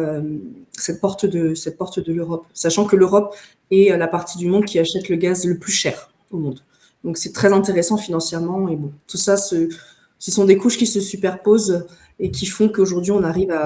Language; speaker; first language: French; native; French